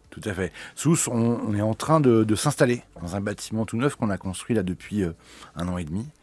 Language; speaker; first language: French; native; French